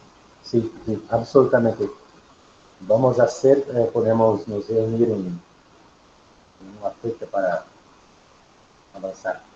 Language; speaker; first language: Spanish; non-native, learner; Portuguese